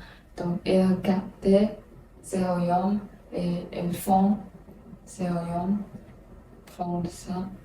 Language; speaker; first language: French; non-native, learner; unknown